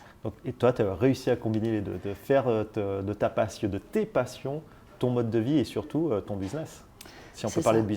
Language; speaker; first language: French; native; French